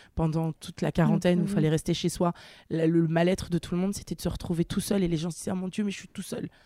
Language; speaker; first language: French; native; French